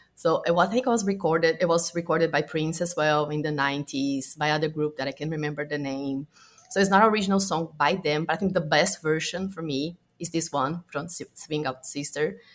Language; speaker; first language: English; non-native, fluent; Portuguese